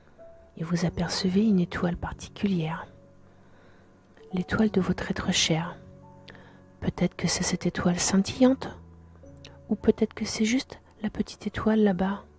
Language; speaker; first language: French; native; French